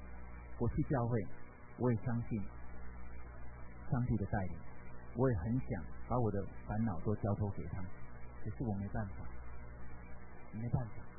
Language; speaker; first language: Chinese; native; Chinese